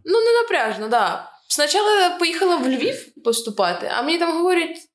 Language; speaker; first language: Ukrainian; non-native, local second language; Russian